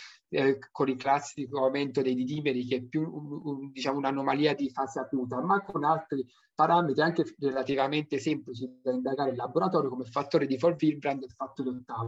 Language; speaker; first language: Italian; native; Italian